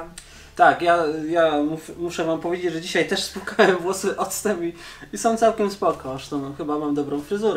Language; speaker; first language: Polish; native; Polish